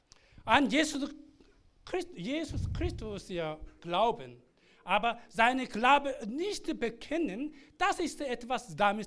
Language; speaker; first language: German; non-native, learner; Korean